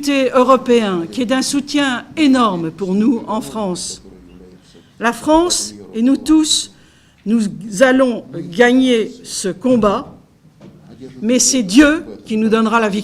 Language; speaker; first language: French; native; French